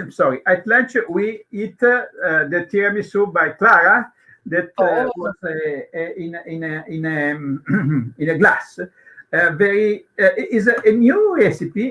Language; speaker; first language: English; non-native, learner; Italian